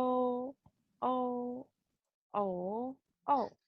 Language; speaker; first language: Chinese; non-native, learner; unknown